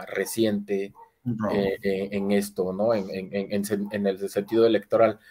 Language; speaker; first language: Spanish; native; Spanish